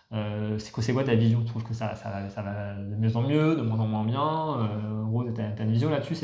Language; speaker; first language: French; native; French